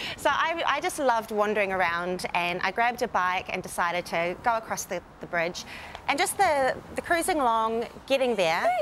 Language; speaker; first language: English; native; English